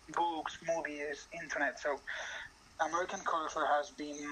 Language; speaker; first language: English; non-native, fluent; Spanish